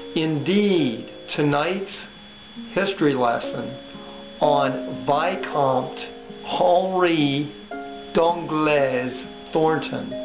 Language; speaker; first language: English; native; English